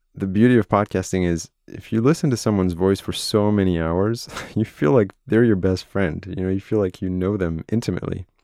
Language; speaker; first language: English; non-native, fluent; French